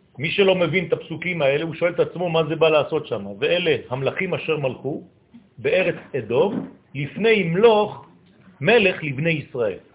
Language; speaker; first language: Hebrew; non-native, fluent; French